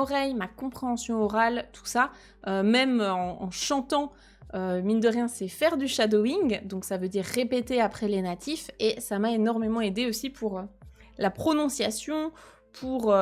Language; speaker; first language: French; native; French